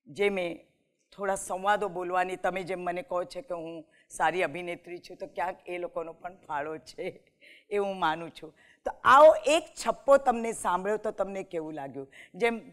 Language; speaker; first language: Gujarati; non-native, local second language; Marathi